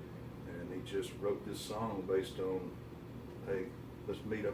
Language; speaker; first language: English; native; English